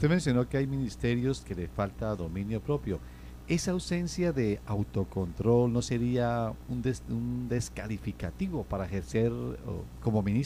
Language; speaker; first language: Spanish; native; Spanish